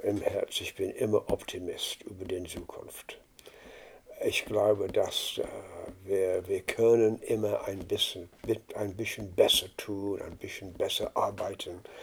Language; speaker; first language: German; non-native, learner; English